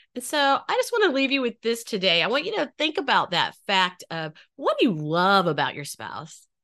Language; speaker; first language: English; native; English